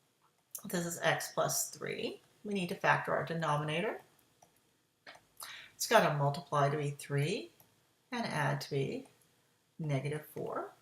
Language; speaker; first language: English; native; English